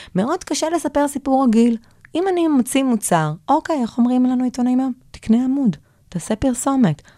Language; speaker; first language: Hebrew; native; Hebrew